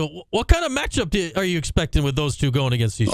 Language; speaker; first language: English; native; English